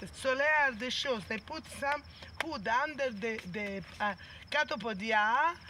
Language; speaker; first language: English; non-native, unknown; Italian